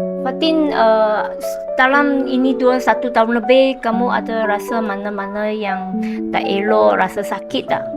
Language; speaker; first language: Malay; non-native, local second language; Chinese